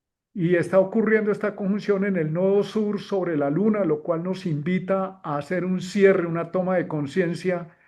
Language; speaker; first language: Spanish; native; Spanish